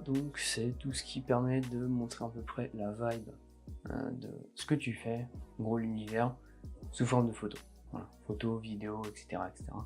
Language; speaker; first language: French; native; French